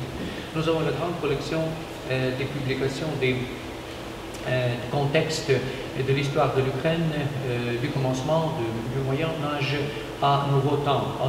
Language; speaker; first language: French; non-native, learner; Ukrainian